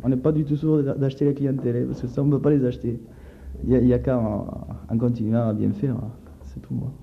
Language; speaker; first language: French; native; French